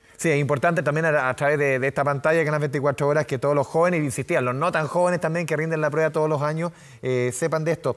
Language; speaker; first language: Spanish; native; Spanish